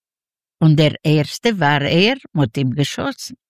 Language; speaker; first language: German; non-native, learner; Russian